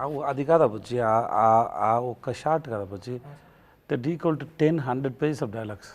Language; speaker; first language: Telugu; non-native, learner; Tamil